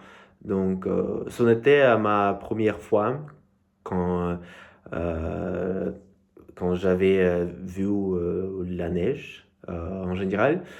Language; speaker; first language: French; non-native, learner; Russian